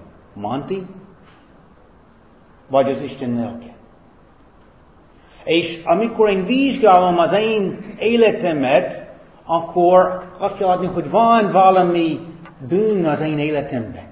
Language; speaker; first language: Hungarian; non-native, fluent; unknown